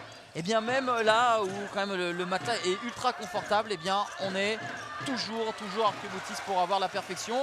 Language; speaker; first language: French; native; French